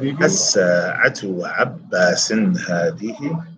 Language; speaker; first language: Arabic; non-native, fluent; English